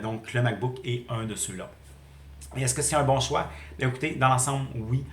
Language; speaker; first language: French; native; French